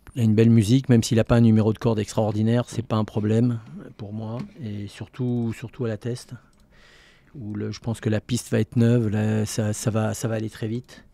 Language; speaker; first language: French; native; French